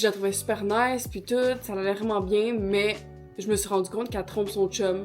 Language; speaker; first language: French; native; French